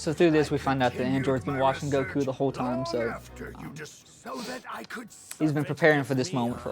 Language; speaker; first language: English; native; English